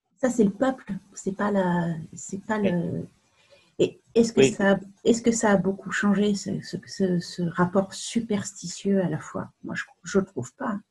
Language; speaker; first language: French; native; French